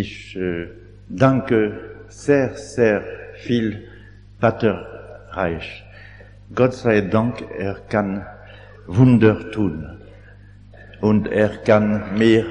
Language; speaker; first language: German; non-native, learner; French